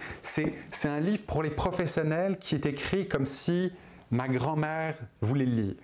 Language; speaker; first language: French; native; French